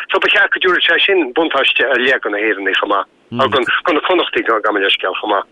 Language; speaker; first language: Irish; native; Irish